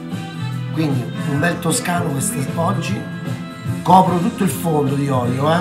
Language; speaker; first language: Italian; native; Italian